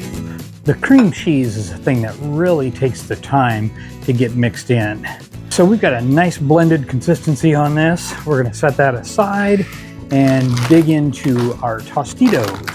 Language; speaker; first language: English; native; English